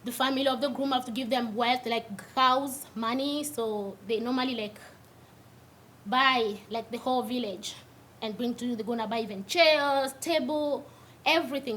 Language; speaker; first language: English; non-native, local second language; Swahili